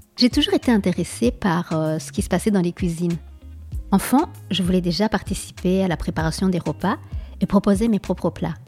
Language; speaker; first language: French; non-native, local second language; Kinyarwanda